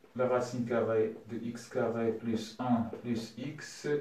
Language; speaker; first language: French; non-native, local second language; Arabic